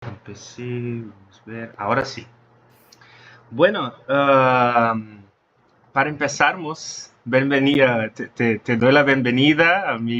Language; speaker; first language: Spanish; non-native, fluent; Portuguese